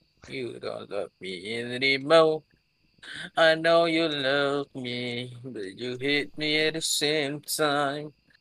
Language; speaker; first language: English; non-native, local second language; Malay